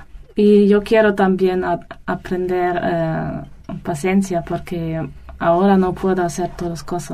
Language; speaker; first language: Spanish; non-native, learner; German